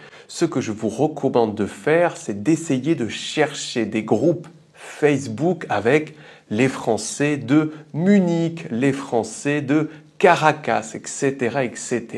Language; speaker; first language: French; native; French